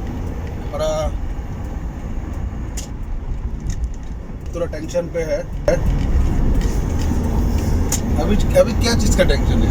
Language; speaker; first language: Hindi; non-native, learner; Bangla